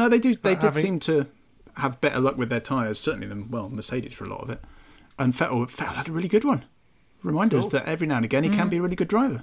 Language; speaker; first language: English; native; English